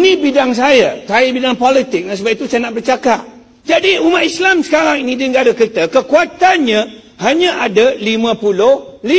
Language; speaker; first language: Malay; non-native, local second language; Chinese